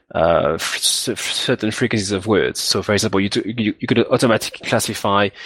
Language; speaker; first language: English; non-native, fluent; French